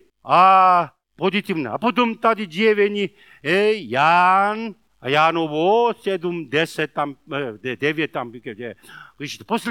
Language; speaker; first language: Czech; non-native, learner; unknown